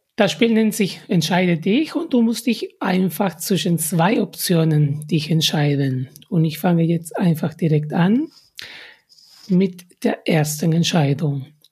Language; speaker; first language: German; non-native, fluent; Spanish